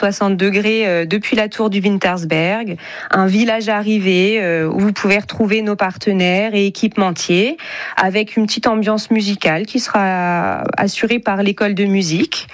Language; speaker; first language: French; native; French